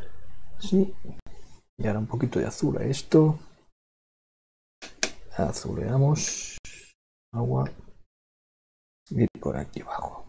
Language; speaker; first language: Spanish; non-native, local second language; Catalan